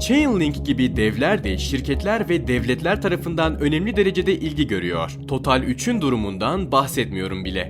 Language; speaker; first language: Turkish; native; Turkish